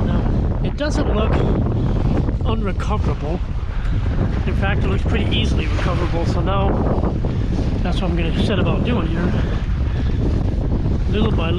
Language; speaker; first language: English; native; English